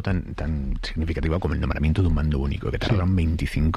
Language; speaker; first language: Spanish; native; Spanish